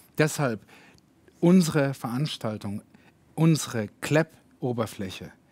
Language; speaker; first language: German; native; German